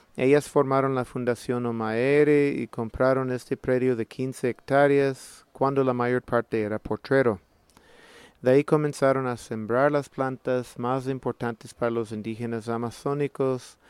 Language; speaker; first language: Spanish; non-native, fluent; English